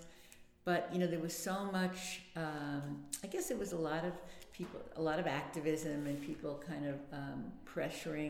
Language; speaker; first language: English; native; English